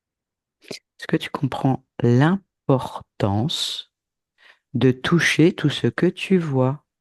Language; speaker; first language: French; native; French